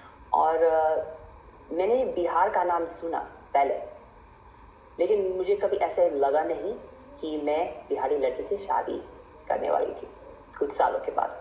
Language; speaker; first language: Hindi; non-native, fluent; English